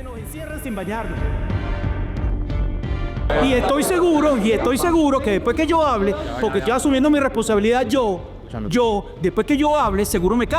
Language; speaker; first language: Spanish; native; Spanish